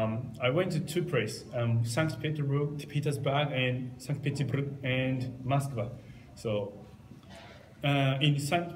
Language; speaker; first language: English; non-native, learner; Japanese